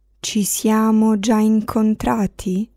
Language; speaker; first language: Italian; non-native, fluent; Arabic